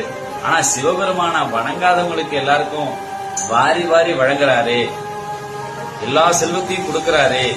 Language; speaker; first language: Tamil; native; Tamil